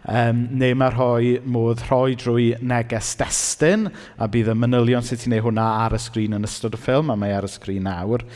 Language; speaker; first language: Welsh; native; Welsh